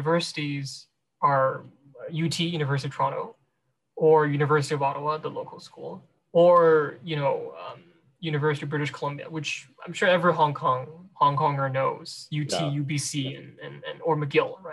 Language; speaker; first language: English; non-native, local second language; Cantonese